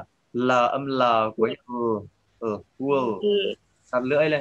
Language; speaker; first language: English; non-native, fluent; Vietnamese